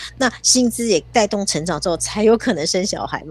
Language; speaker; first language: Chinese; native; Chinese